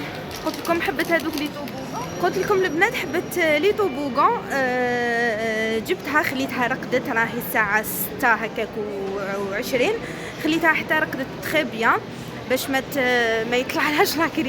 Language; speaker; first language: Arabic; native; Arabic